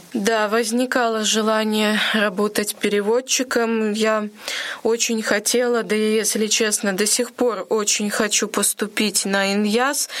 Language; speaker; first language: Russian; native; Russian